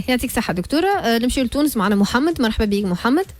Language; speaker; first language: Arabic; native; Arabic